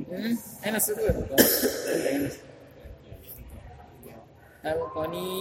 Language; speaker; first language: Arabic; non-native, fluent; Indonesian